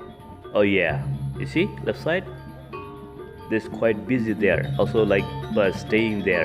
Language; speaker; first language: English; non-native, learner; Indonesian